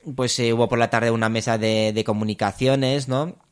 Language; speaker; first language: Spanish; non-native, fluent; Romanian